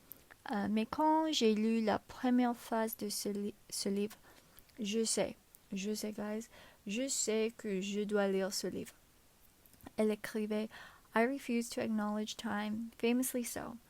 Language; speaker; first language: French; non-native, learner; English